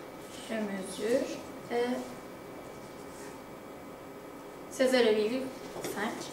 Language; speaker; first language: French; non-native, learner; Turkish